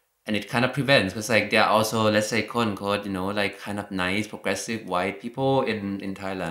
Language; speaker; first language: English; non-native, fluent; Thai